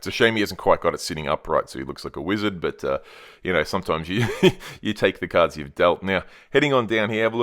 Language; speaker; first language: English; native; English